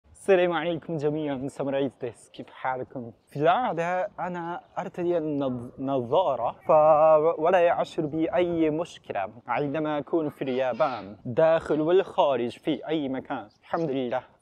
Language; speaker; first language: Arabic; non-native, fluent; Japanese